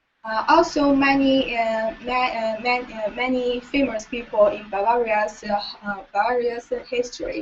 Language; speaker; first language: English; non-native, learner; Chinese